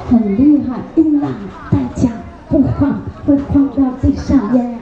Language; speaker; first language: Chinese; native; Chinese